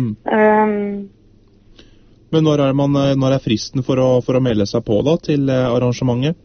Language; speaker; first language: Norwegian; native; Norwegian